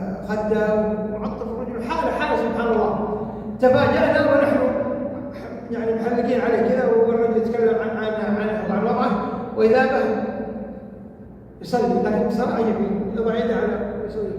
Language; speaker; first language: Arabic; native; Arabic